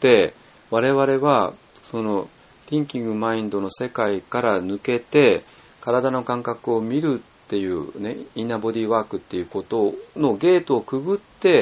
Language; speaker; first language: Japanese; native; Japanese